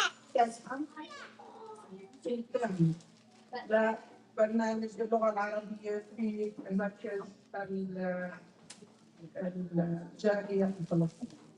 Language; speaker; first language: Arabic; native; Arabic